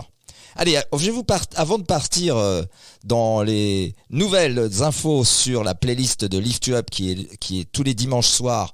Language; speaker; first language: French; native; French